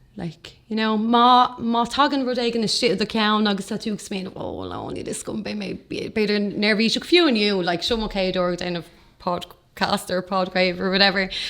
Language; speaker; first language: Irish; non-native, local second language; English